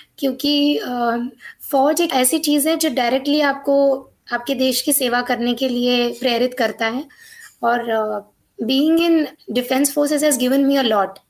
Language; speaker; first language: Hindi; non-native, local second language; Marathi